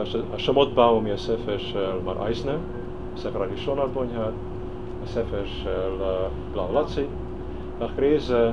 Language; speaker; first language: Hebrew; non-native, fluent; Hungarian